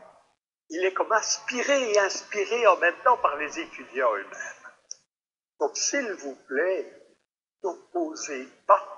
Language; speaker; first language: French; native; French